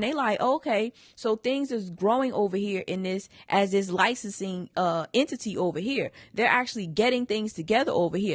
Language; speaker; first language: English; native; English